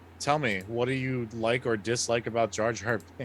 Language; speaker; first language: English; native; English